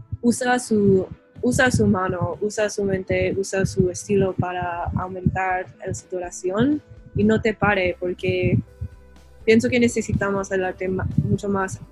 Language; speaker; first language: Spanish; non-native, learner; English